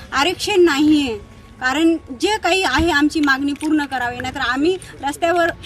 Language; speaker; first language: Marathi; non-native, local second language; Lambadi